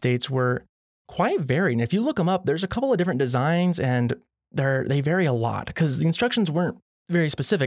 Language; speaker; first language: English; native; English